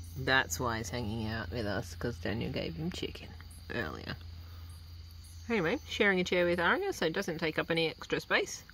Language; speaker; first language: English; native; English